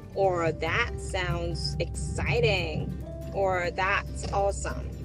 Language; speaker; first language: English; non-native, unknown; Japanese